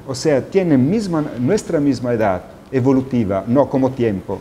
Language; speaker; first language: Spanish; non-native, fluent; Italian